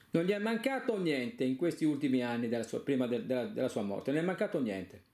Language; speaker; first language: Italian; native; Italian